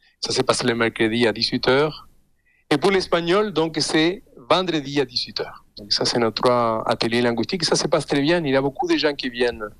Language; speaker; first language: French; non-native, fluent; Spanish